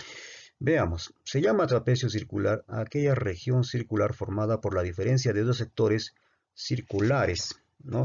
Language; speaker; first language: Spanish; native; Spanish